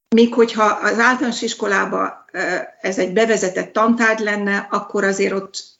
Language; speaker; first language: Hungarian; native; Hungarian